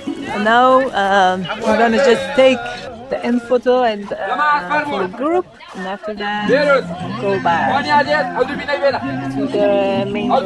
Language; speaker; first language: English; non-native, learner; Kurdish